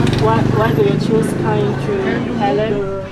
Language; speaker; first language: English; non-native, learner; Chinese